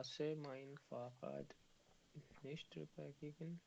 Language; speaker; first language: German; non-native, learner; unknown